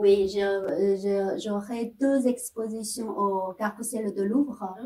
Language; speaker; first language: French; non-native, fluent; Chinese